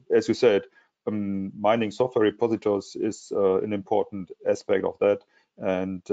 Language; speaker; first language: English; non-native, fluent; German